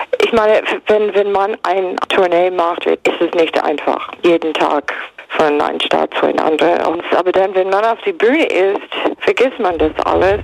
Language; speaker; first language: German; non-native, fluent; English